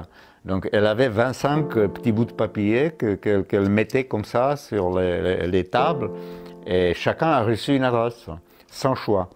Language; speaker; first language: French; non-native, fluent; Czech